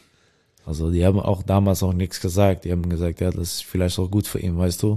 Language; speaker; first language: German; non-native, learner; Dutch